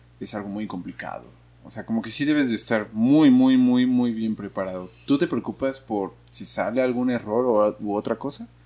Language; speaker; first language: Spanish; native; Spanish